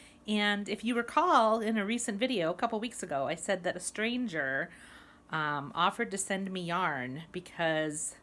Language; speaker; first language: English; native; English